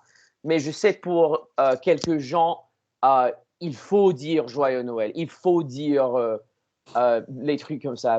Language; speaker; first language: French; non-native, learner; English